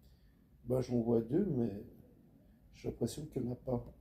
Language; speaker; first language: French; native; French